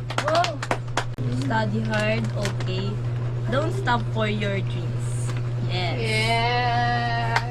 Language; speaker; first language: English; non-native, learner; Filipino